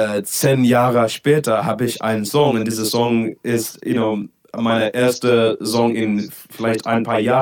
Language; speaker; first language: German; non-native, learner; English